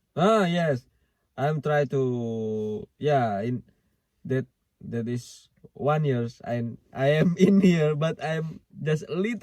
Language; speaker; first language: English; non-native, learner; Indonesian